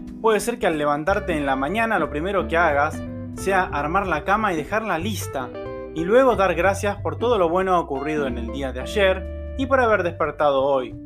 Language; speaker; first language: Spanish; native; Spanish